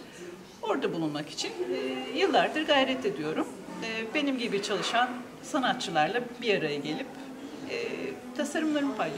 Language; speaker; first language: Turkish; native; Turkish